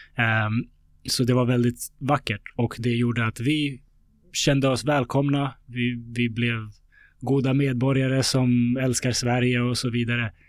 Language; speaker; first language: Swedish; early bilingual, other home language; Bosnian